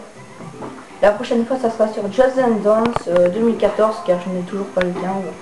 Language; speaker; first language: French; native; French